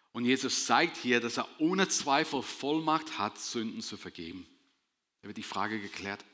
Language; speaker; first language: German; non-native, fluent; English